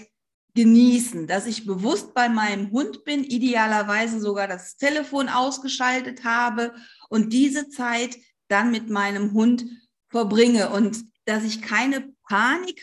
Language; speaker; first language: German; native; German